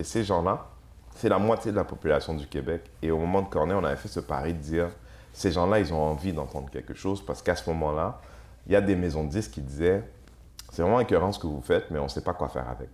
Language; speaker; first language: French; early bilingual, other home language; Haitian Creole